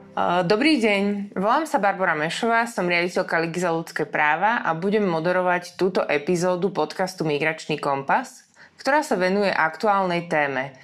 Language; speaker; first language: Slovak; native; Slovak